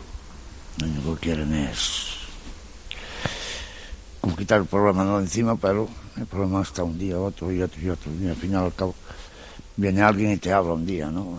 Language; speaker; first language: Spanish; native; Spanish